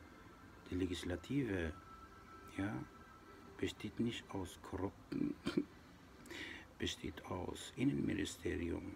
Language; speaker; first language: German; non-native, local second language; Persian